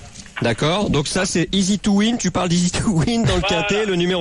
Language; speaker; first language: French; native; French